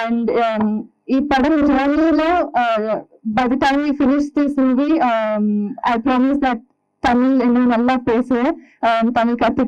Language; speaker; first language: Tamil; non-native, learner; Kannada